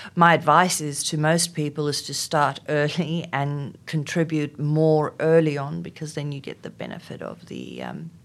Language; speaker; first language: English; non-native, local second language; Afrikaans